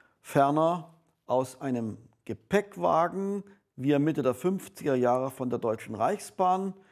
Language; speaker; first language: German; native; German